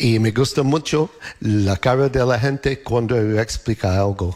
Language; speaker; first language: Spanish; non-native, learner; English